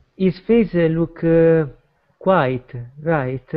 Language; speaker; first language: English; non-native, learner; Italian